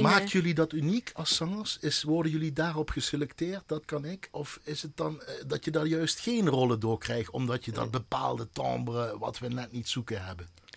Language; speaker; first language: Dutch; native; Dutch